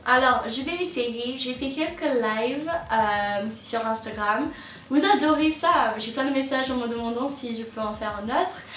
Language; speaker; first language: French; non-native, fluent; English